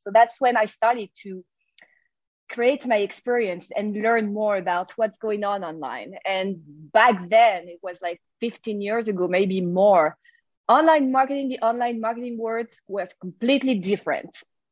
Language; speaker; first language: English; non-native, fluent; French